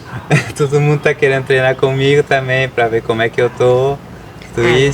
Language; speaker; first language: Portuguese; early bilingual, other home language; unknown